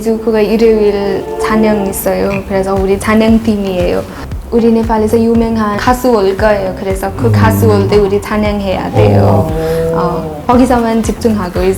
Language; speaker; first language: Korean; non-native, learner; Nepali